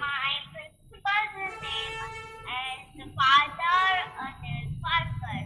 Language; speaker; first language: English; non-native, learner; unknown